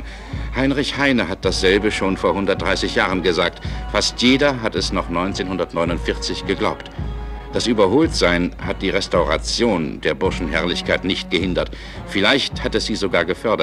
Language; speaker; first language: German; native; German